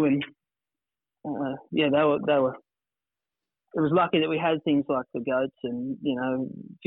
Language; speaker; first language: English; native; English